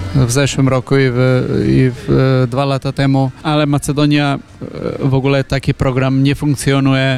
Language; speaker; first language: Polish; non-native, fluent; Macedonian